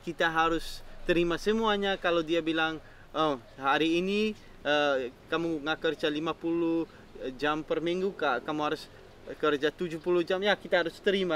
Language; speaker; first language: Indonesian; non-native, fluent; Dutch